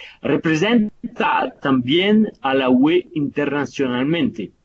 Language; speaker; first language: Spanish; non-native, fluent; Italian